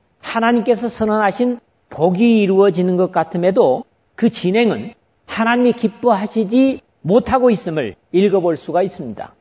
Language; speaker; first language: Korean; native; Korean